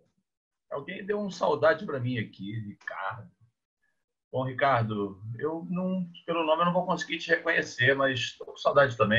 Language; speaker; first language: Portuguese; native; Portuguese